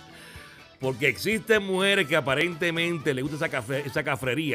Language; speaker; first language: Spanish; native; Spanish